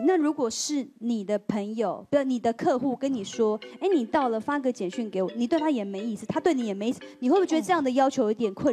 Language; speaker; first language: Chinese; native; Chinese